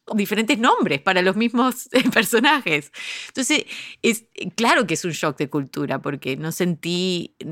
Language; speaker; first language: Spanish; early bilingual, heritage; Spanish